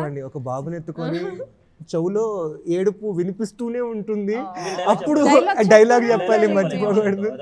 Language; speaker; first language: Telugu; native; Telugu